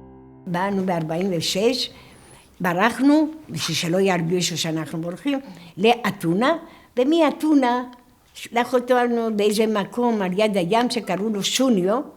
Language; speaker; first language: Hebrew; non-native, fluent; Greek